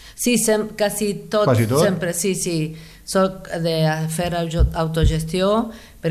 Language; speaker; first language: Catalan; non-native, learner; Spanish